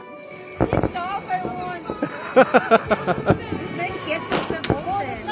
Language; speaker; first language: German; early bilingual, other home language; Filipino